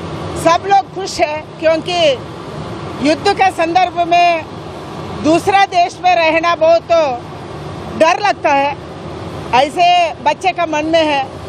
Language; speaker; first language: Hindi; non-native, local second language; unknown